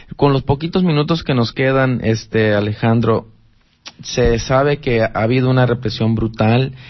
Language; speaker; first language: Spanish; early bilingual, heritage; Spanish